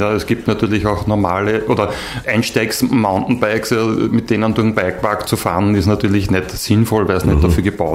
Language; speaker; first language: German; native; German